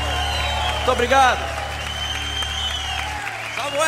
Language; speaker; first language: Portuguese; native; Portuguese